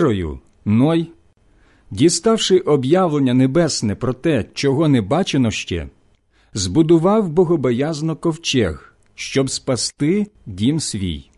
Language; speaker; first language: Ukrainian; native; Ukrainian